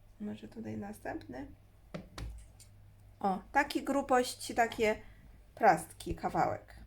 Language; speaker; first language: Polish; non-native, learner; Chinese